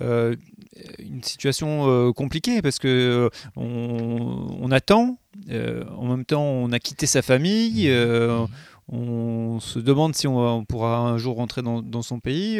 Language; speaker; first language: French; native; French